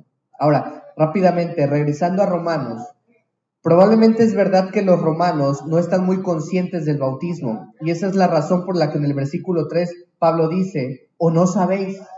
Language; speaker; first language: Spanish; native; Spanish